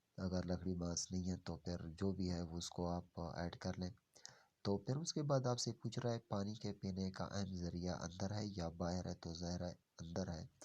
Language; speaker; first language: Urdu; non-native, local second language; Pashto